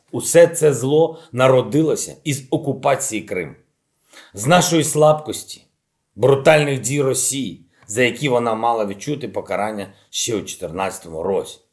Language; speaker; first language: Ukrainian; non-native, local second language; Russian